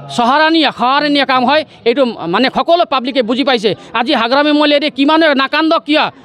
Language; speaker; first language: Assamese; non-native, local second language; Nepali